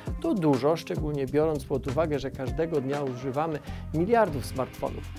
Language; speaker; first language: Polish; native; Polish